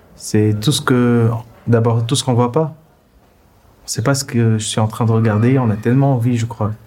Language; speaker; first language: French; non-native, local second language; Arabic